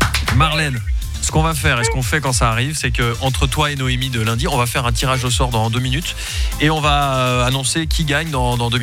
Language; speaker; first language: French; native; French